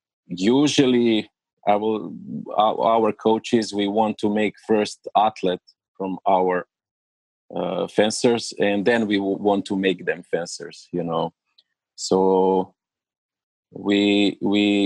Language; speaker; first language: English; non-native, learner; Serbian